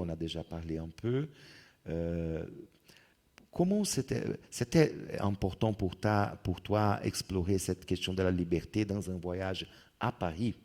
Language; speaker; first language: French; non-native, fluent; Portuguese